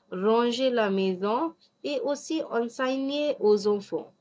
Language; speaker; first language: French; non-native, fluent; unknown